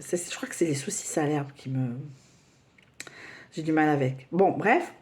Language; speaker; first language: French; native; French